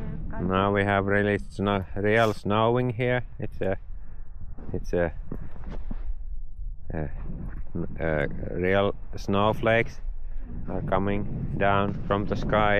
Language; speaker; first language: English; non-native, learner; Finnish